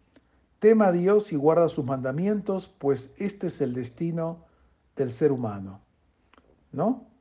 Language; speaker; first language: Spanish; native; Spanish